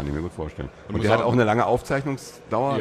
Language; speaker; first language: German; native; German